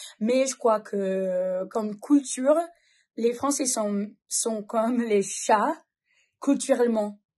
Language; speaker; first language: French; non-native, fluent; Portuguese